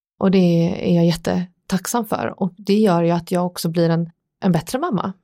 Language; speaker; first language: Swedish; early bilingual, other home language; Persian